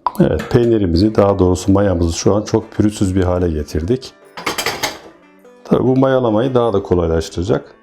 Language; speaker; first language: Turkish; native; Turkish